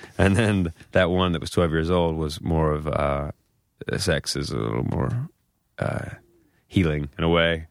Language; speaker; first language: English; native; English